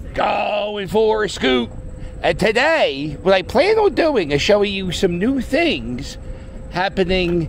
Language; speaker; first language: English; native; English